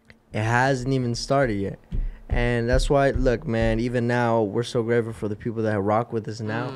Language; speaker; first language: English; native; English